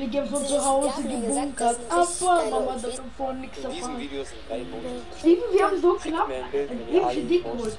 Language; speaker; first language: German; early bilingual, other home language; Turkish